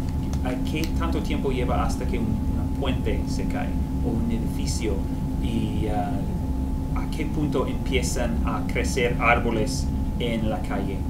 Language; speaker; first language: Spanish; non-native, fluent; English